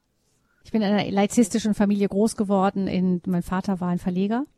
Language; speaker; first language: German; native; German